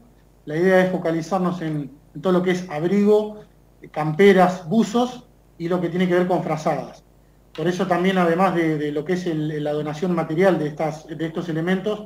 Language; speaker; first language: Spanish; native; Spanish